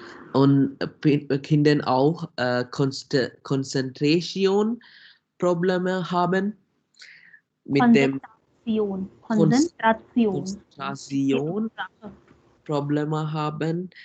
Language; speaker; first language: German; non-native, learner; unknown